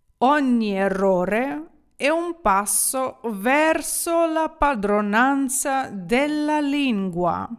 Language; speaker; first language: Italian; non-native, fluent; Ukrainian